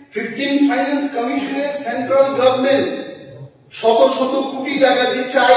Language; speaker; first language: Bangla; non-native, local second language; Kok Borok